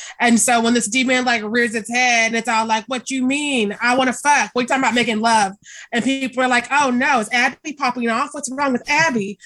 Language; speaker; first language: English; native; English